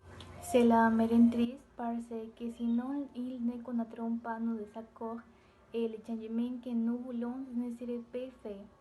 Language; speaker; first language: French; non-native, learner; Spanish